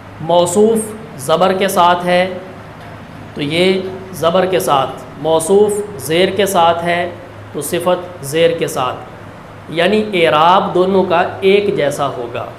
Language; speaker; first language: Urdu; native; Urdu